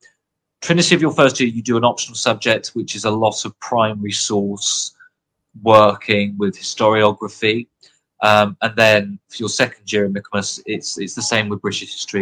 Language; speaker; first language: English; native; English